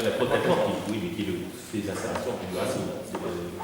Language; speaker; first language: French; native; French